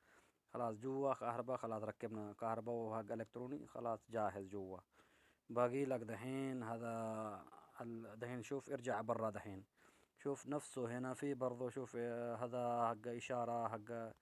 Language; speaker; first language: Arabic; non-native, learner; Urdu